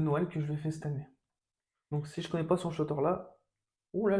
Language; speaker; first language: French; native; French